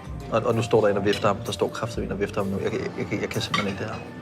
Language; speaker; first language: Danish; native; Danish